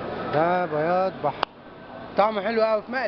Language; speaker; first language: Arabic; native; Arabic